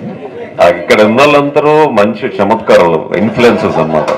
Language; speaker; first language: Telugu; native; Telugu